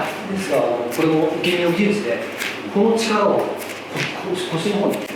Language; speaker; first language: Japanese; native; Japanese